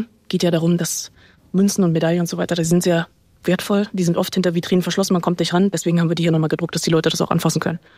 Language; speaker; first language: German; native; German